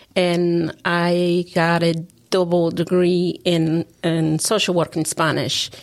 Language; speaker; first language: English; non-native, fluent; Spanish